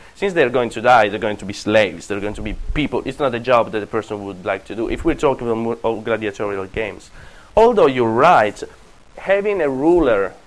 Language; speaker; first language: English; non-native, fluent; Italian